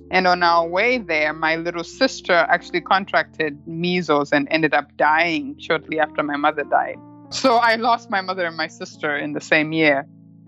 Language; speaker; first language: English; non-native, local second language; Shona